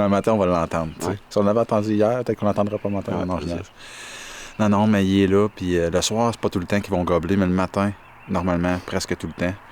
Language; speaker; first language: French; native; French